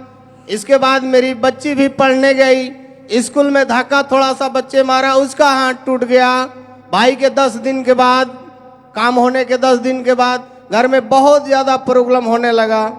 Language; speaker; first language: Hindi; non-native, local second language; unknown